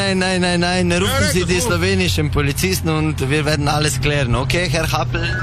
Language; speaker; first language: German; non-native, learner; Slovenian